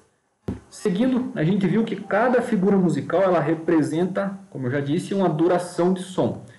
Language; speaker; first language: Portuguese; native; Portuguese